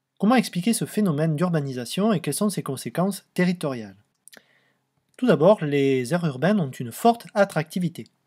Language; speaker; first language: French; native; French